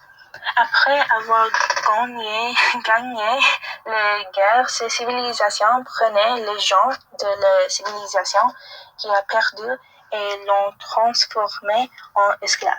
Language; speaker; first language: French; non-native, learner; English